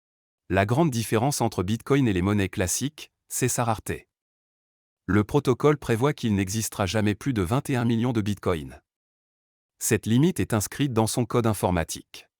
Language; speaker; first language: French; native; French